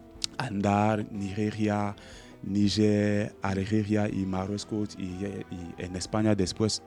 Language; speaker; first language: Spanish; non-native, learner; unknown